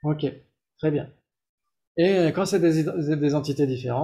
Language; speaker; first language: French; native; French